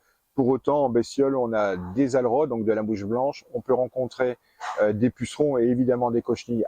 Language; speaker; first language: French; native; French